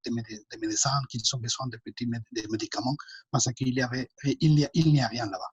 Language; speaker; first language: French; non-native, fluent; Spanish